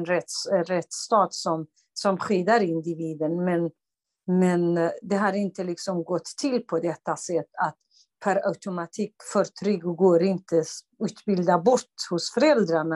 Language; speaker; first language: Swedish; non-native, fluent; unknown